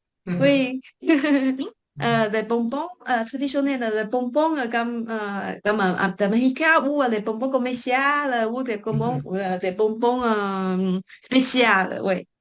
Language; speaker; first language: French; non-native, fluent; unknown